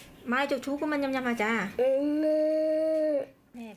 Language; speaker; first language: Korean; non-native, learner; Vietnamese